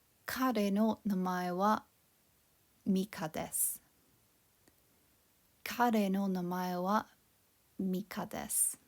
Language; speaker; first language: Japanese; non-native, fluent; English